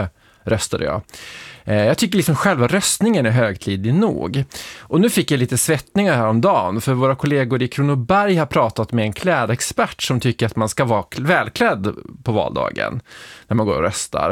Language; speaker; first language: Swedish; native; Swedish